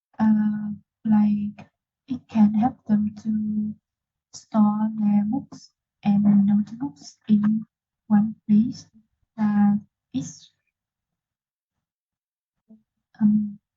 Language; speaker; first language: English; non-native, learner; Vietnamese